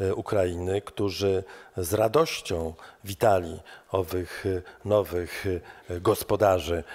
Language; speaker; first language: Polish; native; Polish